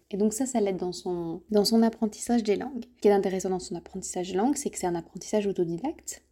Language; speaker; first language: French; native; French